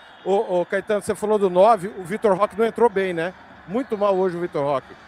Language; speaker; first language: Portuguese; native; Portuguese